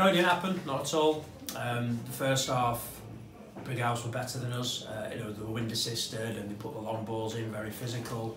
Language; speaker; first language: English; native; English